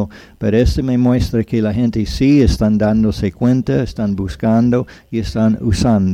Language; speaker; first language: Spanish; non-native, fluent; English